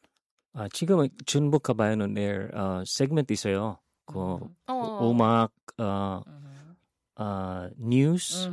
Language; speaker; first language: Korean; non-native, learner; Filipino